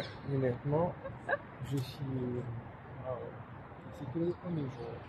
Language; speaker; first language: French; non-native, local second language; Morisyen